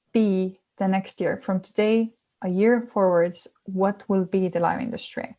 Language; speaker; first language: English; non-native, fluent; Estonian